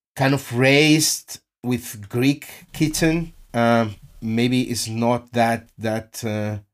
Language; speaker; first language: English; non-native, fluent; Greek